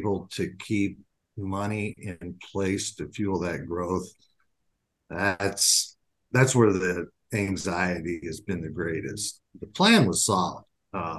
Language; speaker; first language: English; native; English